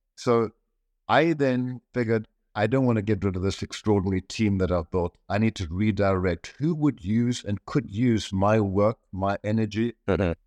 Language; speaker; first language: English; native; English